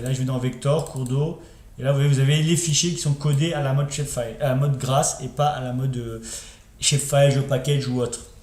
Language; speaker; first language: French; native; French